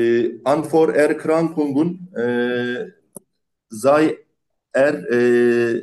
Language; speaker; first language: German; non-native, learner; Turkish